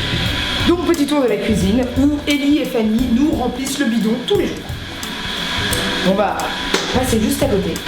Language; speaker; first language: French; native; French